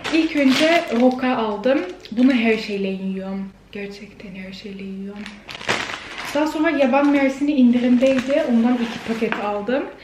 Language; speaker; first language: Turkish; native; Turkish